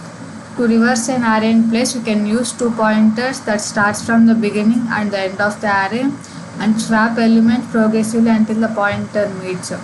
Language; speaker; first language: English; non-native, local second language; Telugu